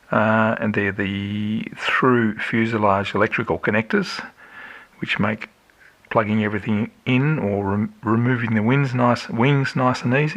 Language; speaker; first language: English; native; English